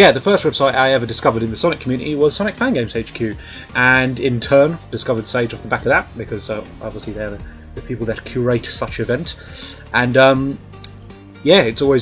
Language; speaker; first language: English; native; English